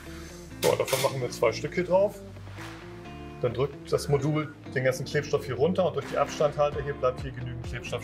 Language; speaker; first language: German; native; German